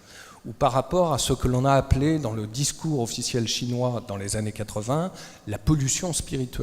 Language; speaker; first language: French; native; French